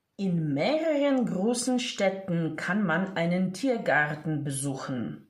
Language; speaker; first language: German; non-native, fluent; Ukrainian